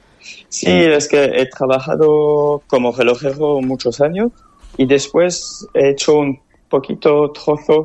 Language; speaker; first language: Spanish; non-native, learner; French